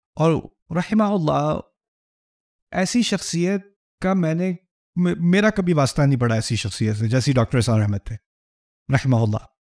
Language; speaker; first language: Urdu; early bilingual, heritage; Urdu